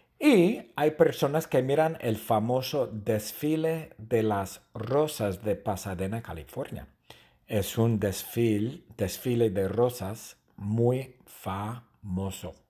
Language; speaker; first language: Spanish; non-native, fluent; English